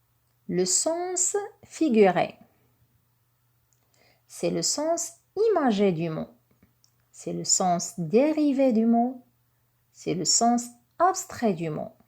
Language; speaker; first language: French; non-native, local second language; Arabic